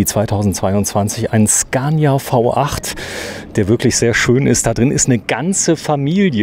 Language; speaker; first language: German; native; German